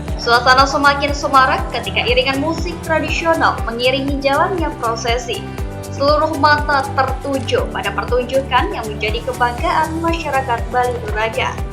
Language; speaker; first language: Indonesian; native; Indonesian